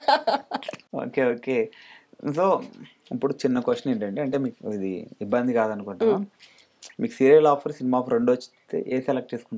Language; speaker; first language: Telugu; native; Telugu